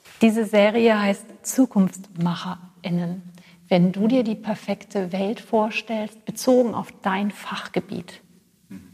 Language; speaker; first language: German; native; German